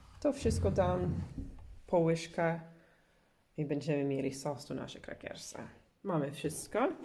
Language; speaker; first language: Polish; non-native, learner; English